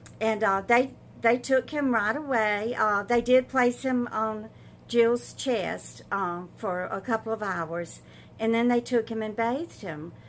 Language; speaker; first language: English; native; English